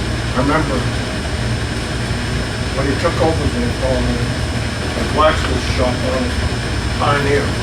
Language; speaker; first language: English; native; English